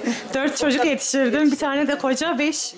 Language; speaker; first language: Turkish; native; Turkish